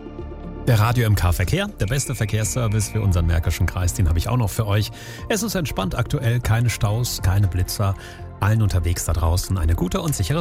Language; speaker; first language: German; native; German